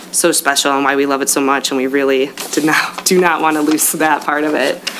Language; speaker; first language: English; native; English